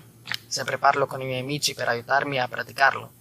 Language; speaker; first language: Italian; non-native, learner; Filipino